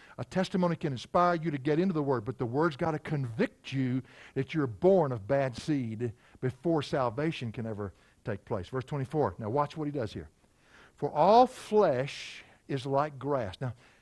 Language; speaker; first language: English; native; English